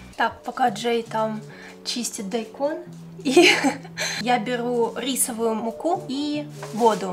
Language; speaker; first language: Russian; native; Russian